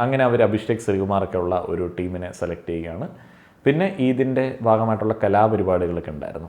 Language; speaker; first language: Malayalam; native; Malayalam